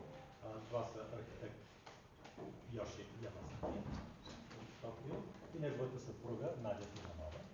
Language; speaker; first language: Bulgarian; native; Bulgarian